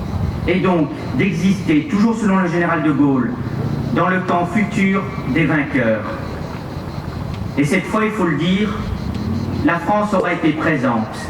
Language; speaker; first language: French; native; French